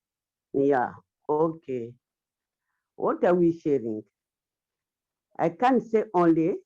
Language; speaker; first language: English; non-native, learner; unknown